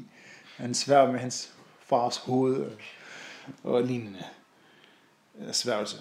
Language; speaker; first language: Danish; non-native, fluent; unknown